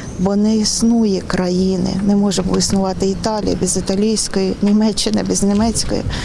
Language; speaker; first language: Ukrainian; non-native, local second language; Russian